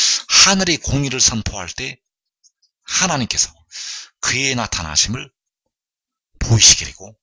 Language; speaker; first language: Korean; native; Korean